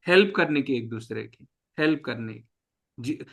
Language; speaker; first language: Hindi; non-native, local second language; Marathi